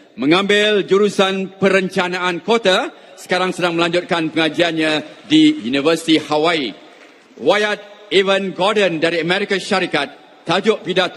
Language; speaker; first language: Malay; native; Malay